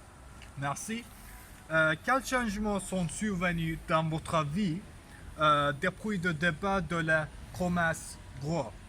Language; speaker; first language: French; non-native, learner; Turkish